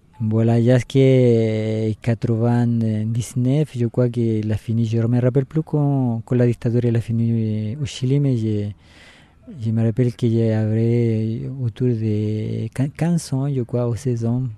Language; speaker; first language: French; non-native, fluent; Spanish